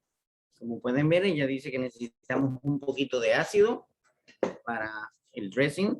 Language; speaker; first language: Spanish; native; Spanish